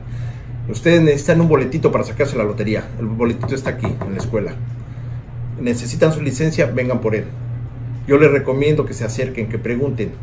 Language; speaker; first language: Spanish; native; Spanish